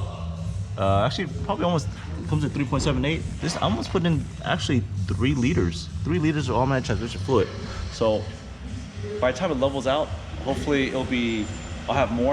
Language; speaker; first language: English; native; English